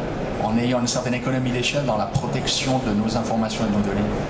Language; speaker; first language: French; native; French